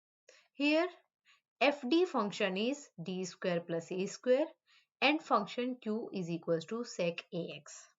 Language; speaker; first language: English; non-native, local second language; Hindi